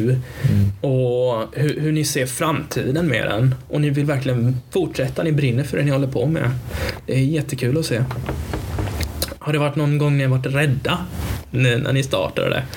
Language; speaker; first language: Swedish; native; Swedish